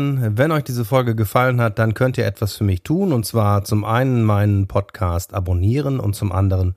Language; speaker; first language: German; native; German